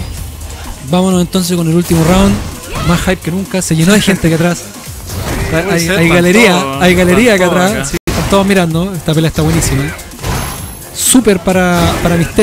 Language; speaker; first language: Spanish; native; Spanish